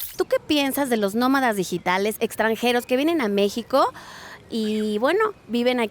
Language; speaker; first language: Spanish; native; Spanish